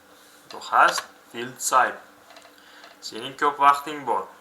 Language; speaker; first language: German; non-native, fluent; Uzbek